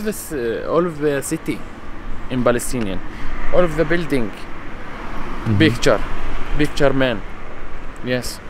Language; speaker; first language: English; non-native, learner; Arabic